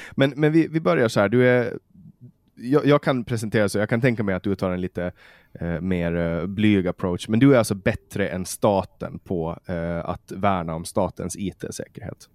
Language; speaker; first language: Swedish; native; Swedish